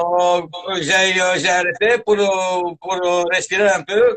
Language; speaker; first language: French; non-native, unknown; Romanian